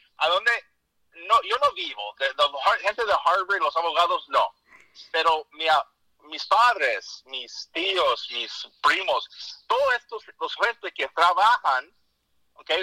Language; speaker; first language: Spanish; early bilingual, heritage; Spanish